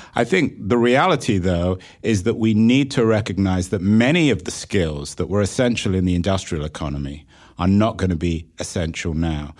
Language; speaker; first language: English; native; English